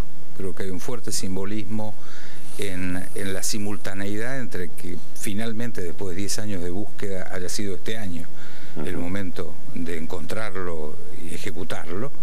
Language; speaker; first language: Spanish; native; Spanish